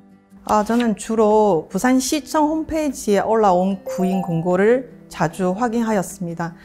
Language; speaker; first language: Korean; non-native, fluent; Chinese